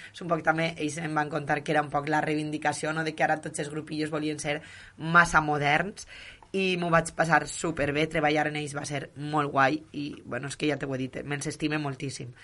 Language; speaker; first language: Catalan; native; Catalan